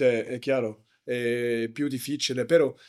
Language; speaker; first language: Italian; non-native, learner; German